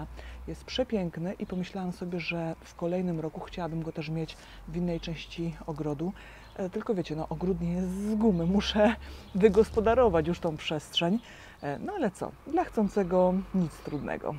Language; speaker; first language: Polish; native; Polish